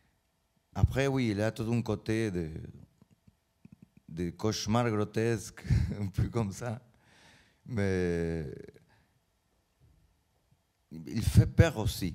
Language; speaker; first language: French; non-native, learner; Spanish